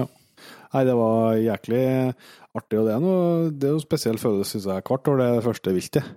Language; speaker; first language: Norwegian; native; Norwegian